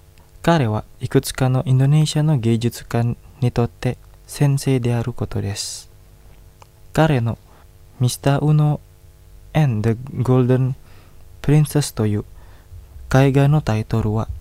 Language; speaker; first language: Japanese; non-native, fluent; Indonesian